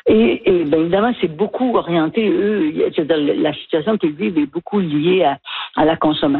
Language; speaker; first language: French; native; French